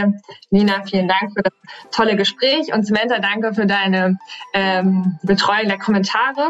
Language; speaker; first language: German; native; German